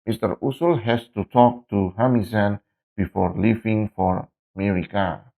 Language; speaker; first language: English; non-native, fluent; Indonesian